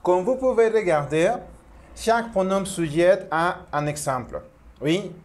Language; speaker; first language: French; non-native, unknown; Spanish